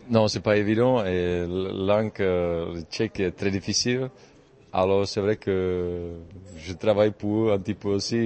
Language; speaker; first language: French; non-native, fluent; Czech